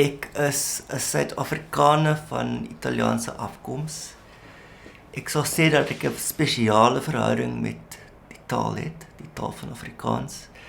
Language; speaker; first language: Afrikaans; non-native, local second language; English